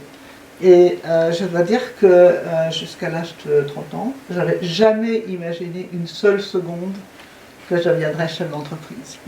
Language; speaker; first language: French; native; French